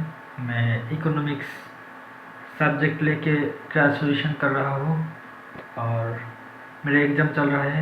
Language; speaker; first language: Hindi; non-native, learner; Bangla